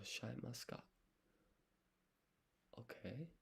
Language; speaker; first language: Japanese; non-native, learner; English